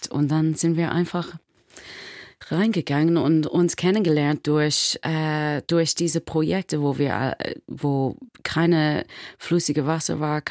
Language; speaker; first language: German; non-native, learner; English